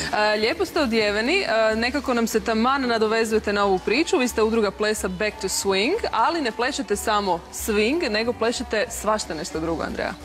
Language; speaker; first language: Croatian; native; Croatian